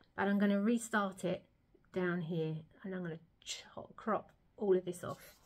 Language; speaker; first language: English; native; English